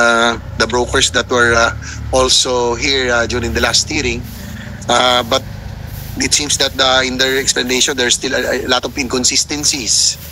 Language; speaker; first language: English; non-native, local second language; Filipino